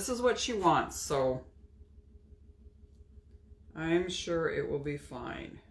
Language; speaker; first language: English; native; English